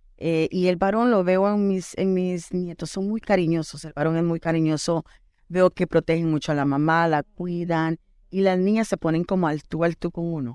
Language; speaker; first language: Spanish; early bilingual, heritage; Spanish